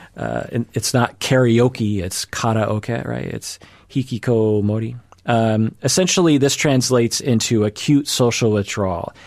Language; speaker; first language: English; early bilingual, other home language; Japanese